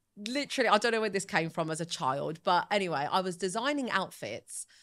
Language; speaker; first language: English; early bilingual, other home language; Italian